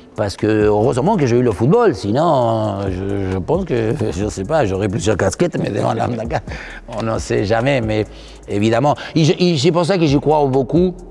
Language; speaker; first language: French; non-native, fluent; Spanish